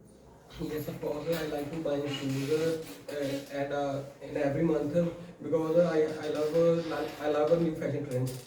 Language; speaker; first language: English; non-native, learner; Punjabi